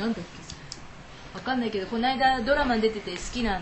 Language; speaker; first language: Japanese; non-native, learner; Chinese